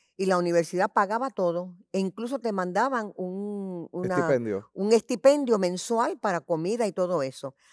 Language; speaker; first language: Spanish; early bilingual, heritage; Spanish